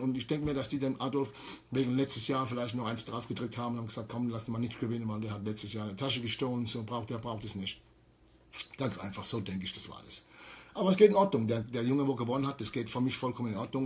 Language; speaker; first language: German; early bilingual, heritage; German